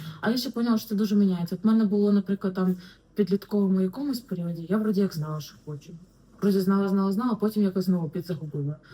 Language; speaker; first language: Ukrainian; native; Ukrainian